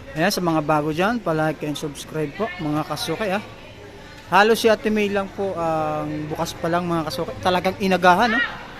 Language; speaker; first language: Filipino; native; Filipino